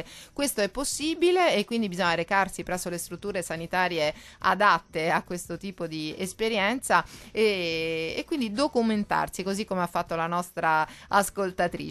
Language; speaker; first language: Italian; native; Italian